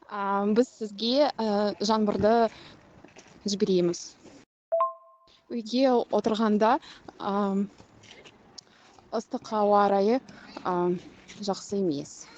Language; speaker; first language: Kazakh; non-native, local second language; Russian